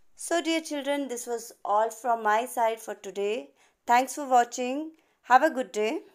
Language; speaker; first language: English; non-native, local second language; Hindi